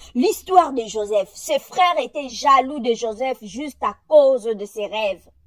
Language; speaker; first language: French; non-native, local second language; Lingala